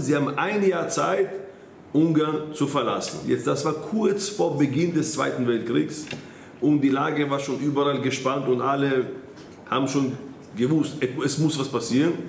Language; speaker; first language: German; non-native, fluent; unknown